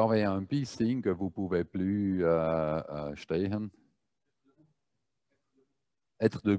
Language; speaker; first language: French; non-native, fluent; German